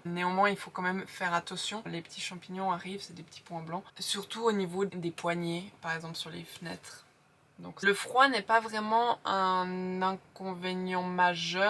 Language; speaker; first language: French; native; French